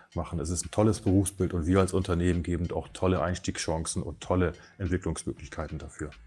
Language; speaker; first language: German; native; German